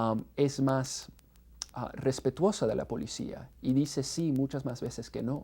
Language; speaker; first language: Spanish; non-native, fluent; English